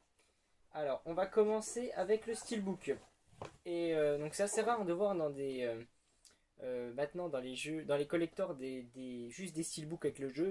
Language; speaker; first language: French; native; French